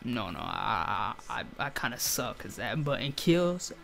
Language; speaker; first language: English; native; English